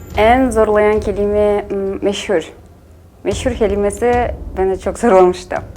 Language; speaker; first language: Turkish; non-native, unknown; Kazakh